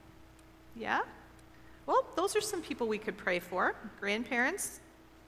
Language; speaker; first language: English; native; English